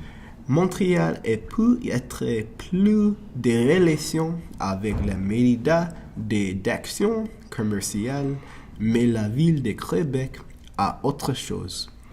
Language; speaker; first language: French; non-native, learner; English